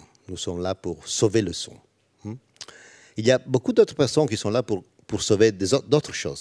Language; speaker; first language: French; non-native, learner; Italian